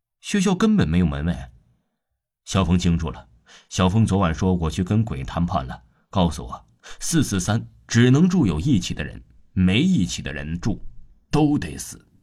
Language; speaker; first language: Chinese; non-native, local second language; Cantonese